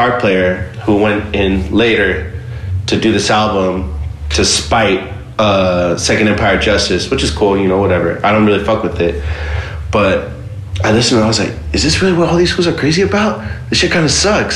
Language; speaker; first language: English; native; English